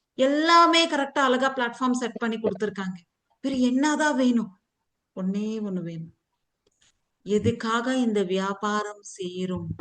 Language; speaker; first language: Tamil; non-native, fluent; Telugu